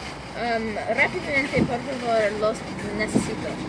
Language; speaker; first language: Spanish; non-native, learner; English